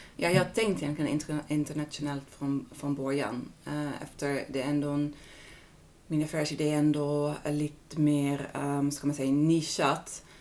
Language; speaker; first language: Swedish; non-native, fluent; Dutch